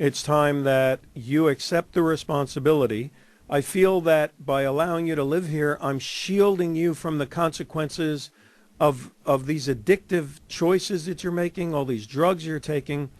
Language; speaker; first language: English; native; English